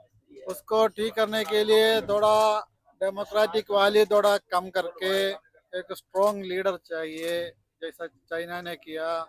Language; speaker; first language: Hindi; non-native, local second language; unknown